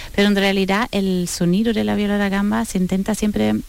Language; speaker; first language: Spanish; non-native, fluent; German